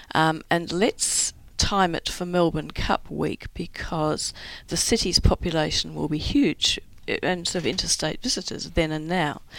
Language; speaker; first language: English; native; English